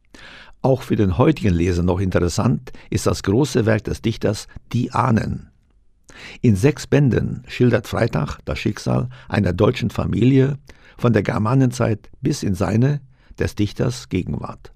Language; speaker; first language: German; native; German